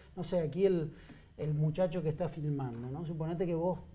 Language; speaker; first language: Spanish; native; Spanish